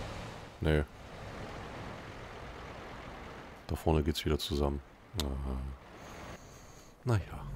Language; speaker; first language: German; native; German